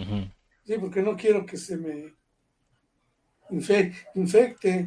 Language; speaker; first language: Spanish; native; Spanish